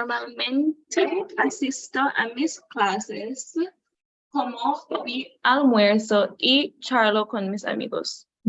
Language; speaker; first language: Spanish; non-native, learner; English